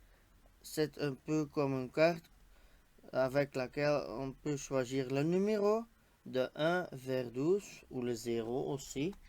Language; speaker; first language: French; non-native, local second language; Dutch